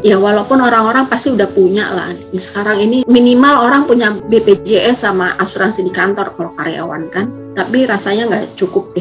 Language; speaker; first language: Indonesian; native; Indonesian